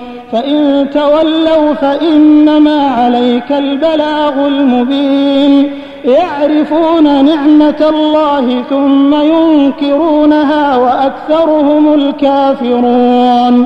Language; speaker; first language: Arabic; native; Arabic